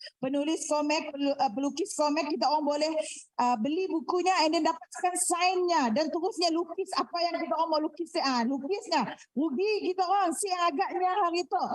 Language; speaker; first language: Malay; native; Malay